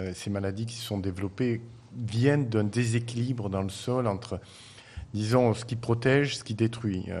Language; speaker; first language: French; native; French